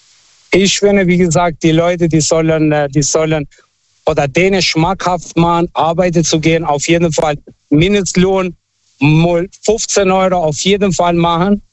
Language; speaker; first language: German; non-native, fluent; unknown